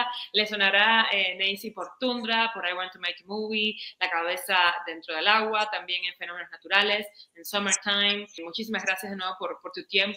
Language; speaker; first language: Spanish; native; Spanish